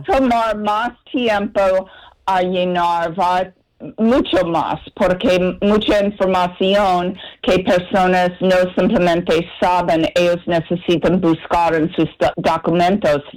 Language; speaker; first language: Spanish; non-native, learner; English